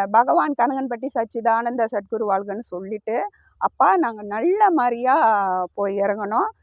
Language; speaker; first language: Tamil; early bilingual, heritage; Tamil